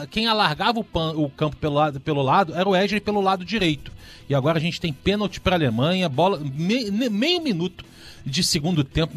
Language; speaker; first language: Portuguese; native; Portuguese